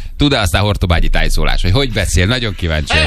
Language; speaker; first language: Hungarian; native; Hungarian